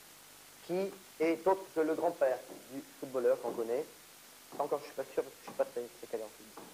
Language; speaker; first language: French; native; French